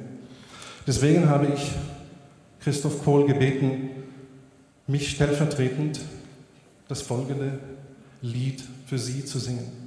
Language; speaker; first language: German; non-native, fluent; Hebrew